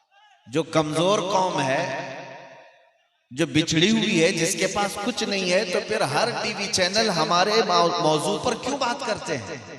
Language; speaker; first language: Urdu; native; Urdu